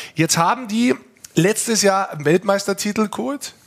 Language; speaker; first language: German; native; German